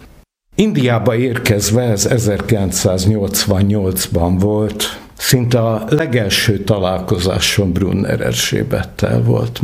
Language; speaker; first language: Hungarian; native; Hungarian